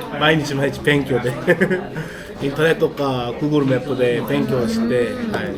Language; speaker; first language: Japanese; non-native, learner; Korean